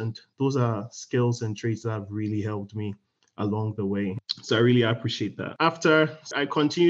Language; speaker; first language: English; non-native, local second language; Akan